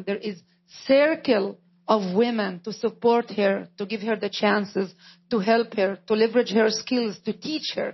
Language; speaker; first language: English; non-native, fluent; Arabic